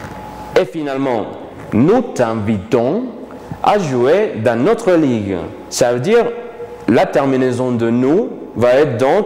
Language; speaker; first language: French; non-native, fluent; Spanish